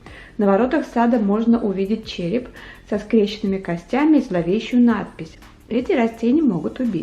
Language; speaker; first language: Russian; native; Russian